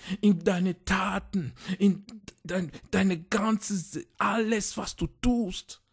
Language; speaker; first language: German; non-native, fluent; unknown